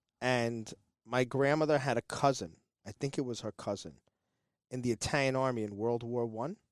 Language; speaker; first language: English; native; English